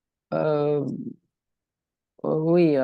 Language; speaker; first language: French; non-native, learner; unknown